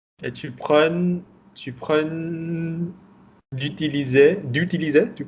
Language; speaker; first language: French; non-native, fluent; Vietnamese